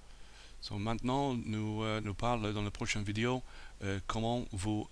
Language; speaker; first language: French; non-native, fluent; English